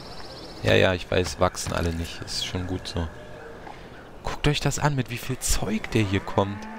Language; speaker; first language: German; native; German